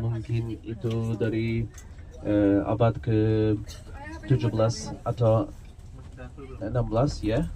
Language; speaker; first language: Indonesian; non-native, fluent; Turkish